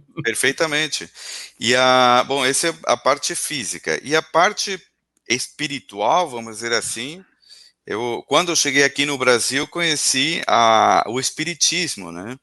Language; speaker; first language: Portuguese; non-native, fluent; Spanish